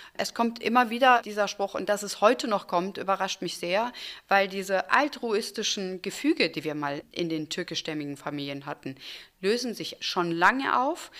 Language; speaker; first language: German; early bilingual, other home language; Turkish